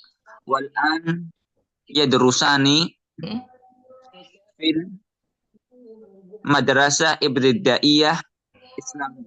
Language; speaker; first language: Arabic; non-native, learner; Indonesian